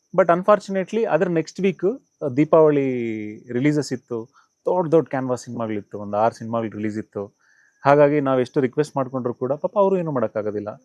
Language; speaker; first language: Kannada; non-native, local second language; Telugu